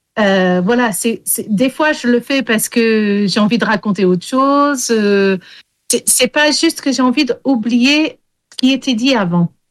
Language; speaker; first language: French; early bilingual, heritage; English